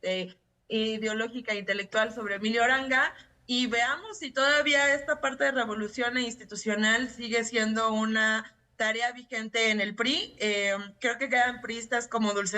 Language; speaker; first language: Spanish; native; Spanish